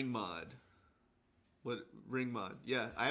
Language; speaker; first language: English; native; English